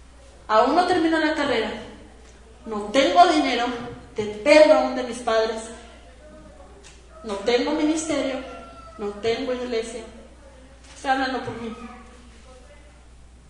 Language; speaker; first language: Spanish; native; Spanish